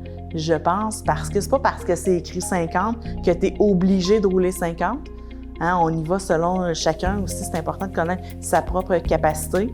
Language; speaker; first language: French; native; French